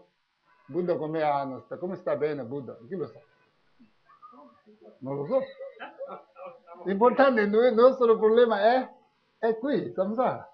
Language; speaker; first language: Italian; non-native, learner; Tibetan